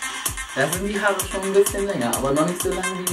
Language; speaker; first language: German; native; German